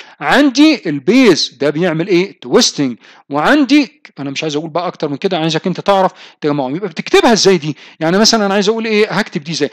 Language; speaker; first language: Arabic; native; Arabic